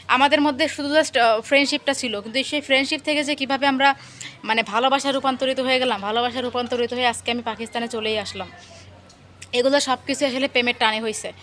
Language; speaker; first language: Bangla; native; Bangla